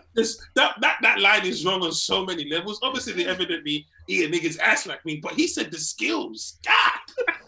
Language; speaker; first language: English; native; English